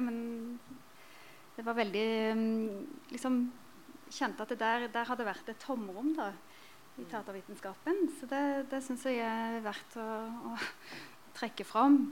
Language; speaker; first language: Norwegian; native; Norwegian